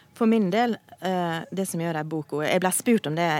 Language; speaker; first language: Norwegian; native; Norwegian